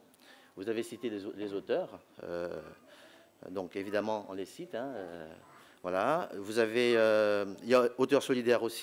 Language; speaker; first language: French; native; French